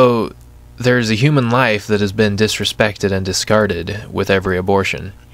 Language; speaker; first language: English; native; English